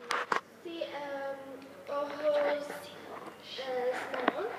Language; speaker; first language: Spanish; non-native, learner; English